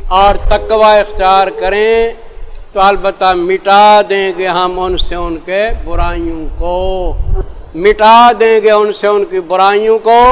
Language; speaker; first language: Urdu; non-native, local second language; Saraiki